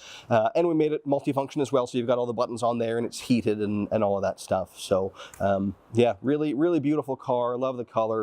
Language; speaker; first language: English; native; English